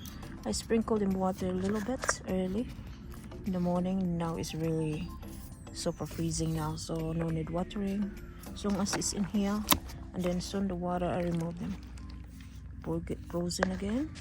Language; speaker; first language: English; non-native, fluent; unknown